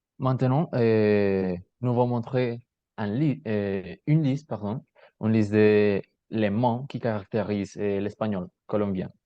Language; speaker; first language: French; non-native, learner; Spanish